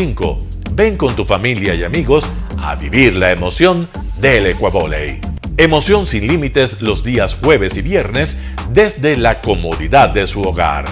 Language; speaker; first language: Spanish; native; Spanish